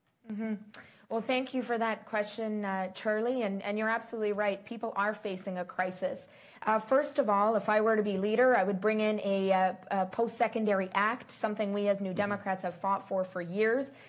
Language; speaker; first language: English; early bilingual, other home language; French